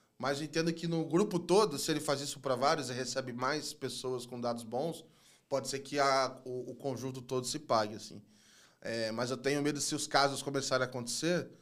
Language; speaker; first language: Portuguese; native; Portuguese